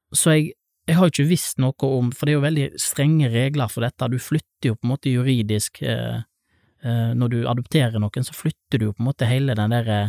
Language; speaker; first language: Norwegian; native; Norwegian